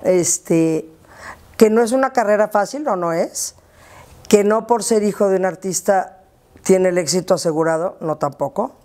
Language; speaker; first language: Spanish; native; Spanish